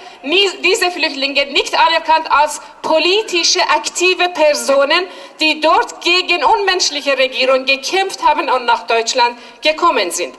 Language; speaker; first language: German; non-native, fluent; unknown